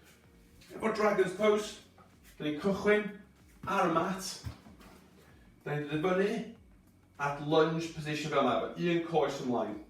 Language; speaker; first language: Welsh; native; Welsh